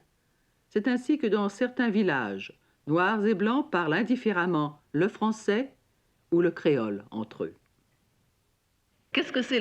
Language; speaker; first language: French; native; French